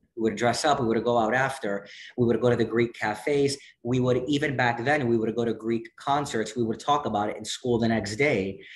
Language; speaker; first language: English; native; English